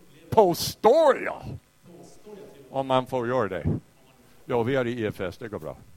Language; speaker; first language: Swedish; non-native, fluent; English